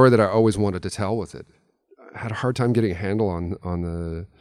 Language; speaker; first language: English; native; English